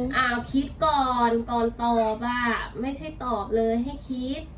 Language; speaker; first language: Thai; native; Thai